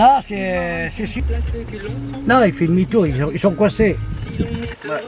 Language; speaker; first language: French; native; French